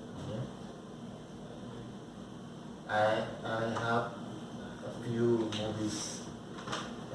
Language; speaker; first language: English; non-native, learner; Spanish